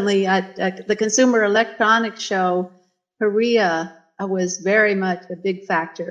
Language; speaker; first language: English; native; English